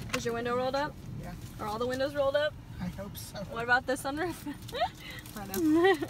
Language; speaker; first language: English; native; English